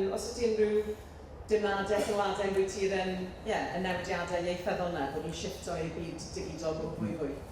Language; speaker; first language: Welsh; non-native, local second language; English